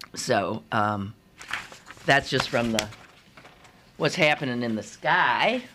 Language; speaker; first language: English; native; English